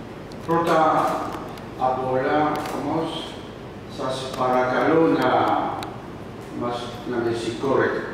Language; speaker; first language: Greek; non-native, learner; French